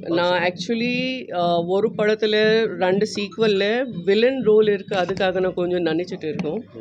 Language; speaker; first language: Tamil; non-native, fluent; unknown